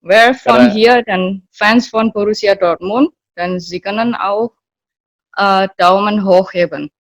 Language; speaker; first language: German; non-native, learner; Indonesian